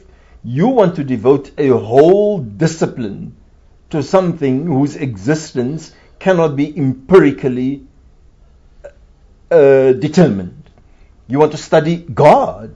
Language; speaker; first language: English; non-native, local second language; Afrikaans